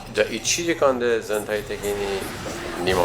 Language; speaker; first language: Japanese; non-native, learner; English